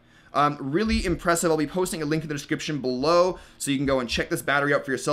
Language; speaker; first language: English; native; English